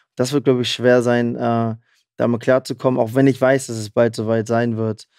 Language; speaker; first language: German; native; German